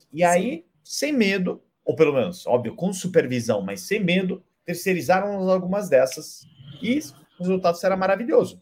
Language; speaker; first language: Portuguese; non-native, fluent; Italian